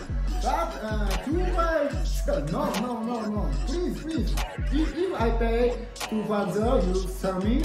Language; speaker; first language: English; non-native, learner; Japanese